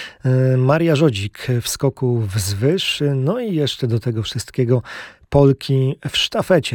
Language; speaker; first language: Polish; native; Polish